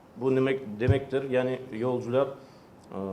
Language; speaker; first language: Turkish; non-native, learner; Uzbek